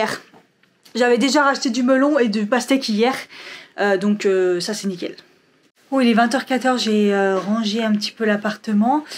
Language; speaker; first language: French; native; French